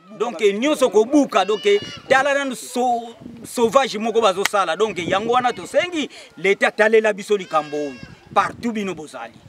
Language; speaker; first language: Lingala; non-native, local second language; Kongo